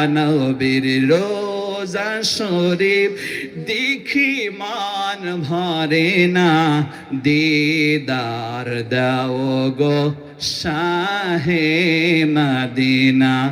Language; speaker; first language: Bangla; non-native, local second language; Assamese